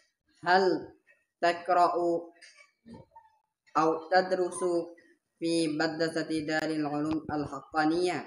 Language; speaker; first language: Arabic; non-native, learner; Bangla